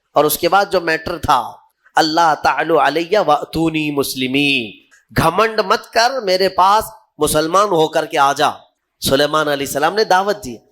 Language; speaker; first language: Urdu; native; Urdu